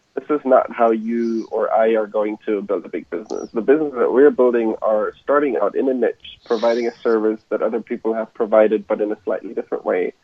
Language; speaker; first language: English; non-native, fluent; German